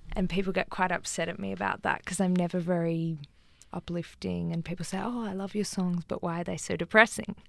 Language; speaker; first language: English; native; English